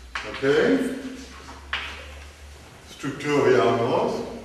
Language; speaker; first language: Russian; non-native, learner; English